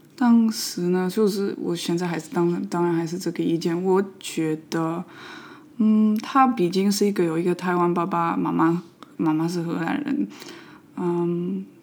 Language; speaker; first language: Chinese; non-native, fluent; Dutch